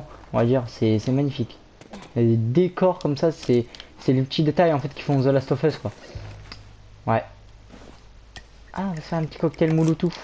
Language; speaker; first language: French; native; French